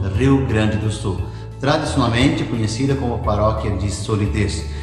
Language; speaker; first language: Portuguese; native; Portuguese